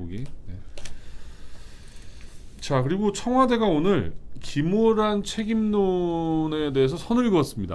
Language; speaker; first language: Korean; native; Korean